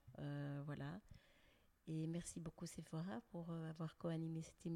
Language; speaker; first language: French; native; French